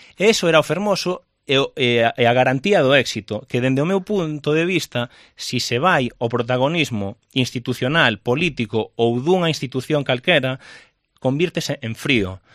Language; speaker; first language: Galician; native; Galician